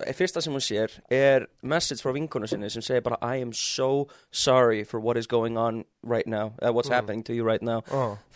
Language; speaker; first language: Icelandic; early bilingual, heritage; English